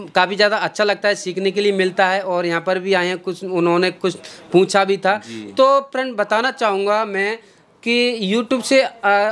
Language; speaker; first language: Hindi; native; Hindi